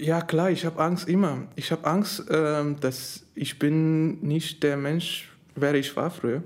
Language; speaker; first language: German; non-native, learner; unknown